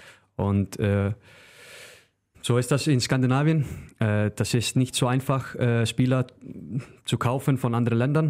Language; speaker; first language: German; non-native, fluent; Icelandic